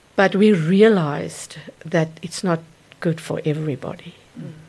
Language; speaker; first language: English; non-native, local second language; Afrikaans